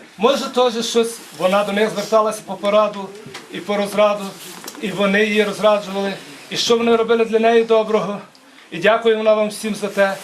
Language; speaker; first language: Ukrainian; native; Ukrainian